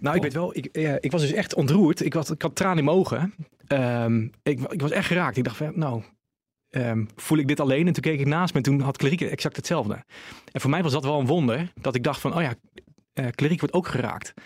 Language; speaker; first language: Dutch; native; Dutch